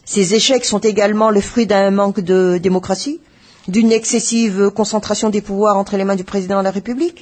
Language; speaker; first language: French; non-native, local second language; Malagasy